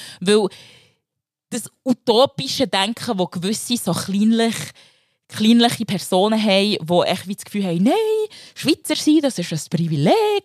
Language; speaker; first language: German; early bilingual, other home language; Lingala